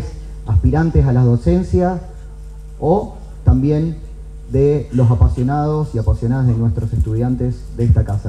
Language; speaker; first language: Spanish; native; Spanish